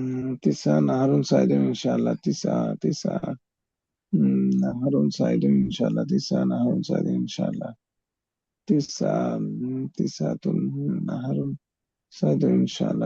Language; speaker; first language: Arabic; non-native, learner; Bangla